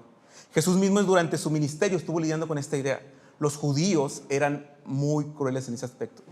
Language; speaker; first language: Spanish; native; Spanish